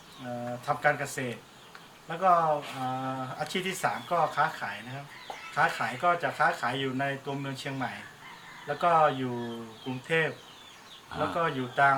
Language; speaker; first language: Thai; non-native, local second language; Hmong